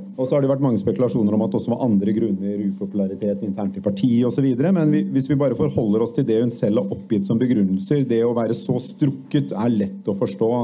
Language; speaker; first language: Norwegian; native; Norwegian